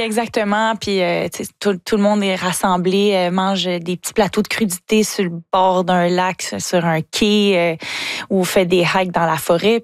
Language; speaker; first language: French; native; French